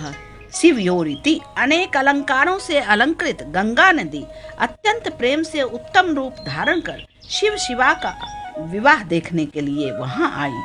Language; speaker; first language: Hindi; native; Hindi